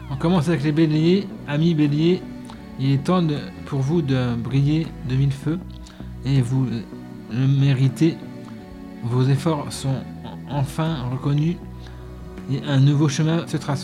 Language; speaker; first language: French; native; French